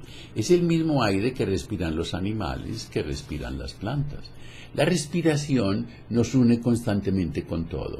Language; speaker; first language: Spanish; native; Spanish